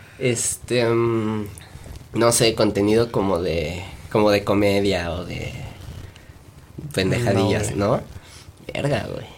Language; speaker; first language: Spanish; native; Spanish